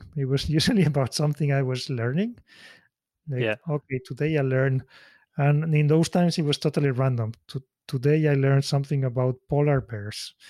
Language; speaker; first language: English; non-native, fluent; Spanish